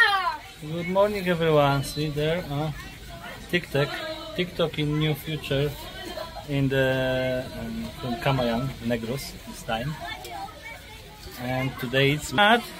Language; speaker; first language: English; non-native, learner; Polish